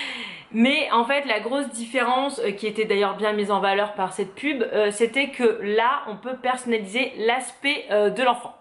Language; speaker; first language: French; native; French